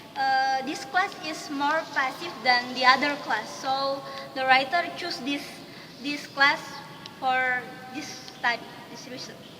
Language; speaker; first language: English; non-native, learner; Indonesian